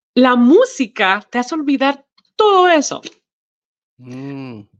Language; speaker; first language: Spanish; native; Spanish